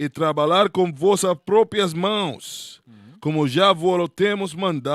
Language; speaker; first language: Portuguese; non-native, learner; Spanish